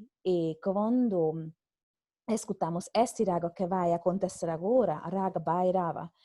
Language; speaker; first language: Portuguese; non-native, fluent; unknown